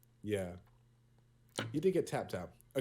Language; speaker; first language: English; native; English